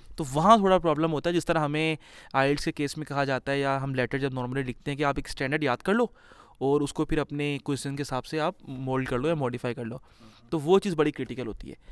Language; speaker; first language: Urdu; native; Urdu